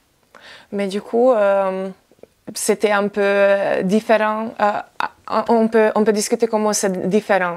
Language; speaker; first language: French; non-native, learner; Hungarian